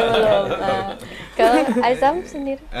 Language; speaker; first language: Indonesian; native; Indonesian